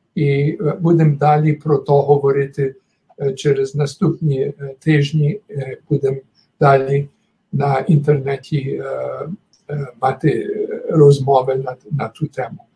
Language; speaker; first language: Ukrainian; early bilingual, heritage; Ukrainian